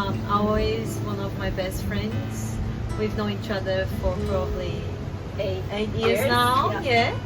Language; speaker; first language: English; non-native, fluent; Portuguese